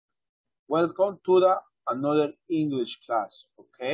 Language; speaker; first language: English; non-native, learner; Spanish